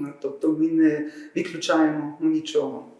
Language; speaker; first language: Ukrainian; non-native, fluent; German